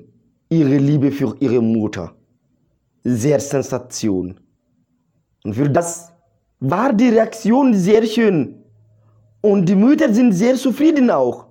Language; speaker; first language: German; non-native, learner; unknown